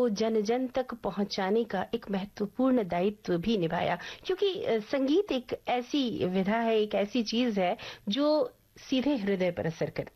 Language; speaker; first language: Hindi; native; Hindi